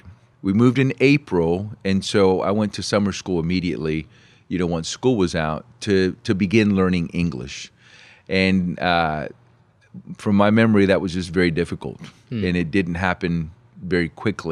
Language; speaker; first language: English; early bilingual, other home language; Spanish